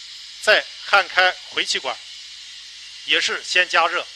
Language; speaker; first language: Chinese; native; Chinese